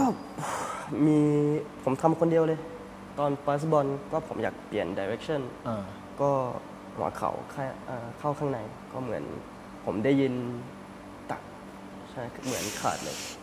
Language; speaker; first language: Thai; early bilingual, heritage; Thai